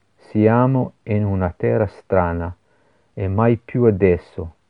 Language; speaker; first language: Italian; non-native, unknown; English